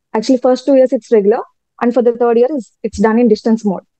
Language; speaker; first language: English; non-native, local second language; Telugu